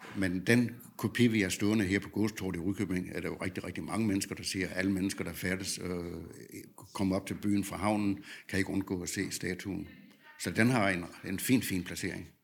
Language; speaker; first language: Danish; native; Danish